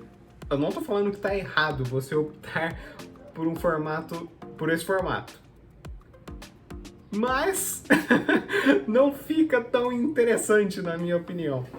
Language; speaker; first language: Portuguese; native; Portuguese